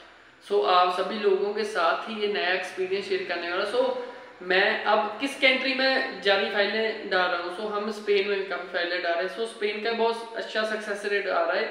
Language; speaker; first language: Hindi; non-native, local second language; Punjabi